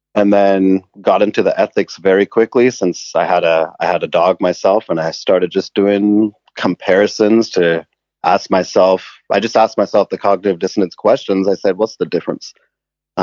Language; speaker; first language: English; native; English